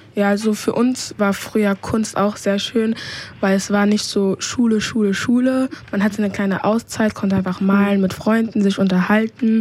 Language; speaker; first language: German; early bilingual, other home language; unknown